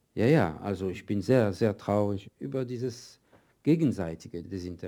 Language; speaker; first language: German; non-native, fluent; French